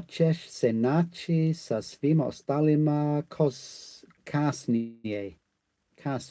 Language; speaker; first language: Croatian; non-native, learner; English